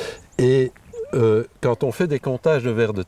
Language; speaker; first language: French; native; French